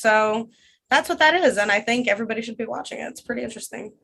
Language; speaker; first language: English; non-native, fluent; Russian